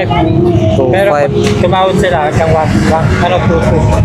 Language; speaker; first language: Filipino; native; Filipino